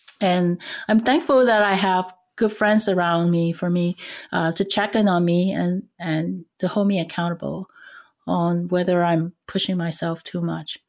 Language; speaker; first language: English; non-native, fluent; Cantonese